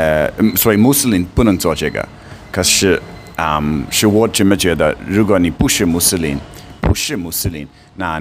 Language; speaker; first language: Chinese; non-native, fluent; English